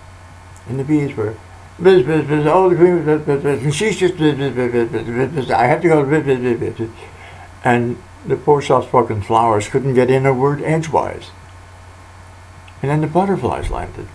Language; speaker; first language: English; native; English